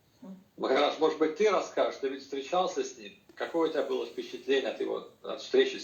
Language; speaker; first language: Russian; native; Russian